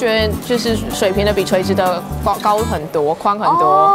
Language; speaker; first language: Chinese; native; Chinese